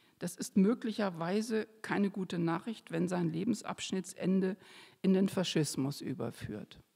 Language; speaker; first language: German; native; German